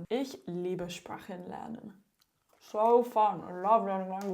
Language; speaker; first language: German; non-native, learner; English